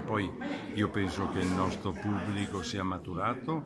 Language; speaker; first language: Italian; native; Italian